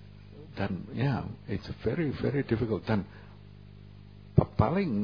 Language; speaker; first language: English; non-native, fluent; Indonesian